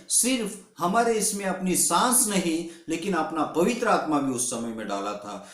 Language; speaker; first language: Hindi; non-native, local second language; Kannada